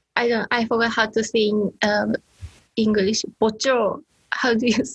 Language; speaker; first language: English; non-native, learner; Japanese